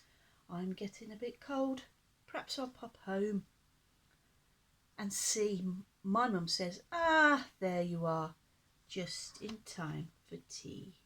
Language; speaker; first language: English; native; English